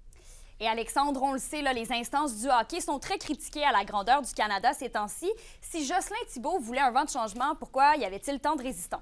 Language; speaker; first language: French; native; French